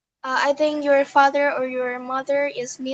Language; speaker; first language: English; non-native, learner; Vietnamese